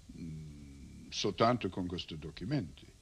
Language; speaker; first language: Italian; non-native, learner; English